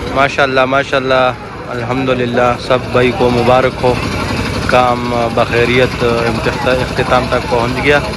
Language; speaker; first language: Urdu; non-native, local second language; Pashto